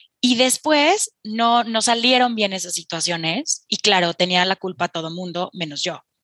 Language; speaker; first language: Spanish; native; Spanish